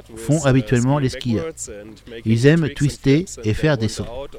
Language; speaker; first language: French; non-native, fluent; German